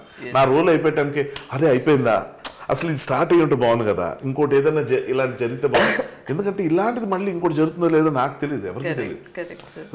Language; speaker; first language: Telugu; native; Telugu